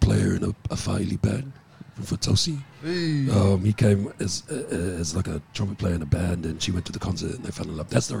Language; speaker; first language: English; non-native, local second language; Samoan